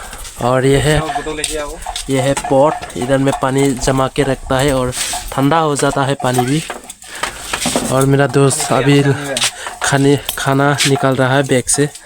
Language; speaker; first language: Hindi; non-native, local second language; Kok Borok